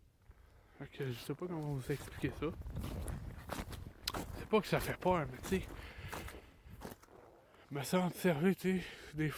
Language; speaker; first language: French; native; French